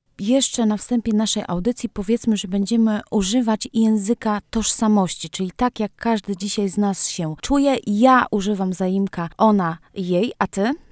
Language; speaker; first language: Polish; native; Polish